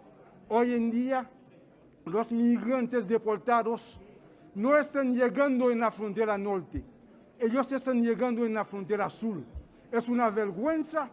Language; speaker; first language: Spanish; non-native, fluent; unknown